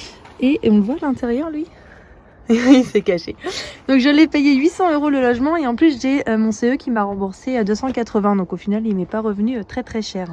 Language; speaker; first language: French; native; French